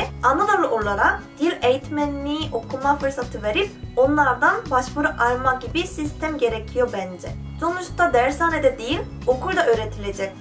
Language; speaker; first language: Turkish; non-native, fluent; Korean